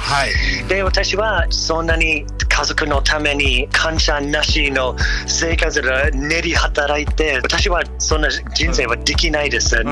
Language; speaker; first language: Japanese; non-native, learner; English